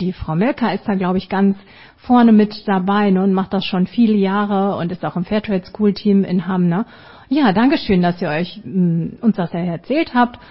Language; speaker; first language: German; native; German